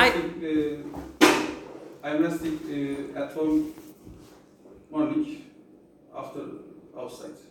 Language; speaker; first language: English; non-native, learner; Turkish